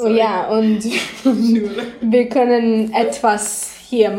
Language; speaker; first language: German; non-native, learner; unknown